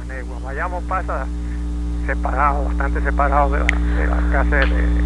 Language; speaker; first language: Spanish; native; Spanish